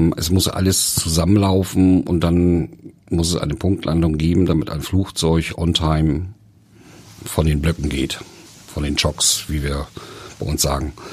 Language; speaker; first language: German; native; German